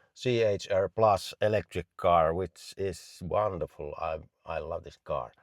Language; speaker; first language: English; non-native, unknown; Finnish